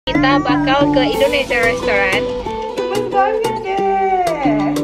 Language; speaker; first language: Indonesian; native; Indonesian